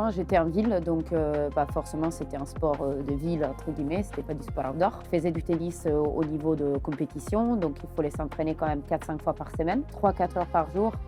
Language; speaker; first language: French; non-native, fluent; Italian